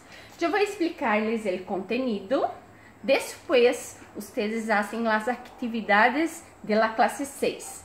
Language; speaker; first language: Spanish; non-native, fluent; Portuguese